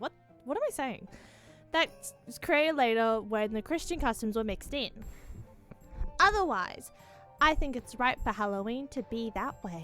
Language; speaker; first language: English; native; English